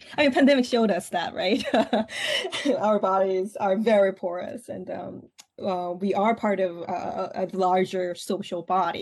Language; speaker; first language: English; non-native, fluent; Korean